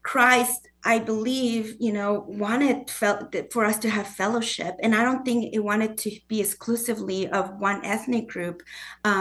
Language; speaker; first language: English; non-native, fluent; Spanish